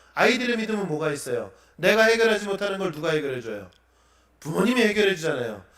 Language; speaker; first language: Korean; native; Korean